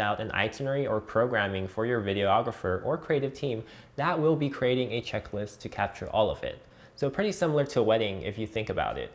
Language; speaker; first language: English; native; English